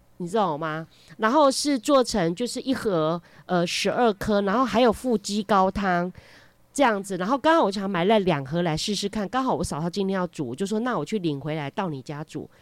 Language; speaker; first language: Chinese; native; Chinese